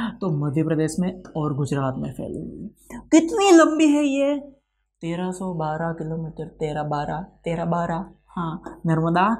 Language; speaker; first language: Hindi; non-native, local second language; Gujarati